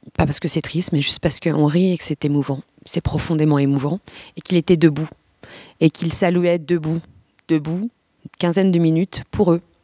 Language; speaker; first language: French; native; French